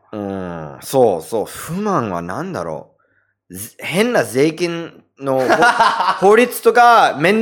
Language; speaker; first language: Japanese; non-native, fluent; English